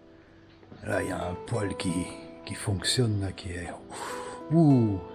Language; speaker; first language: French; native; French